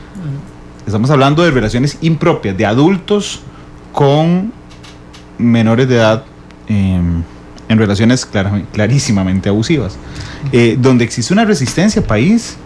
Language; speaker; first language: Spanish; native; Spanish